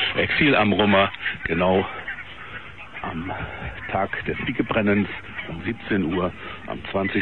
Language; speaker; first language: German; native; German